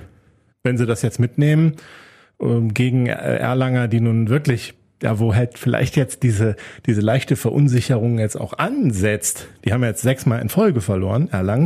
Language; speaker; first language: German; native; German